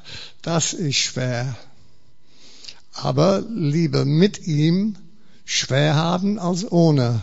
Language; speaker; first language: German; non-native, fluent; English